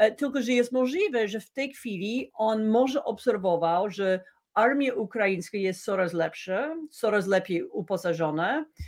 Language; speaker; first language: Polish; non-native, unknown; English